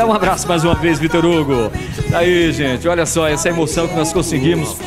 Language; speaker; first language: Portuguese; native; Portuguese